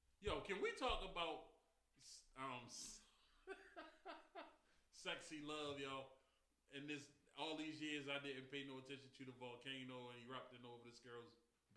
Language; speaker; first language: English; native; English